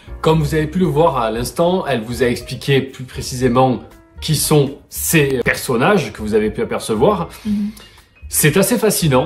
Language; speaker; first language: French; native; French